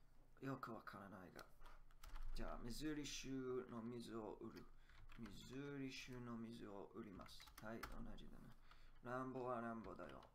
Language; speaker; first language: Japanese; non-native, learner; English